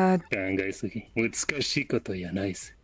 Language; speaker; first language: Japanese; non-native, learner; English